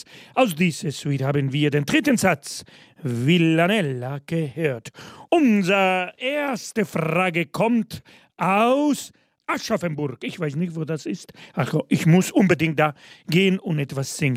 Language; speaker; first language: German; non-native, fluent; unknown